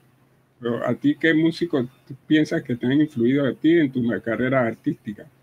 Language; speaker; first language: Spanish; native; Spanish